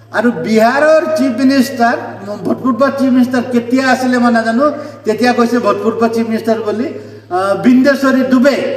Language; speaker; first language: Assamese; non-native, local second language; Nepali